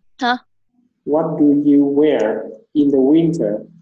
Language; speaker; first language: English; non-native, learner; Vietnamese